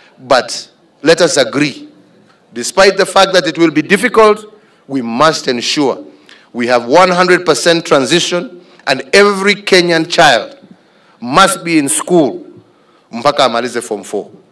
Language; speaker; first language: English; non-native, local second language; Kikuyu